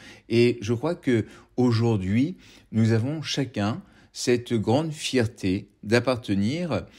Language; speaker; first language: French; native; French